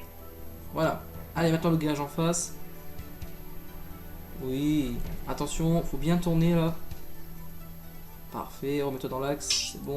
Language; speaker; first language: French; native; French